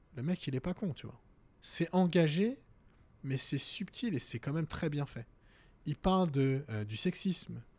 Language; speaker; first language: French; native; French